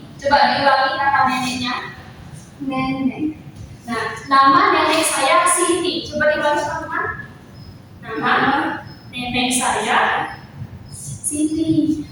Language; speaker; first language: Indonesian; native; Indonesian